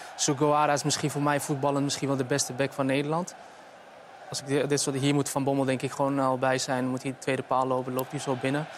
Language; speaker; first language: Dutch; early bilingual, other home language; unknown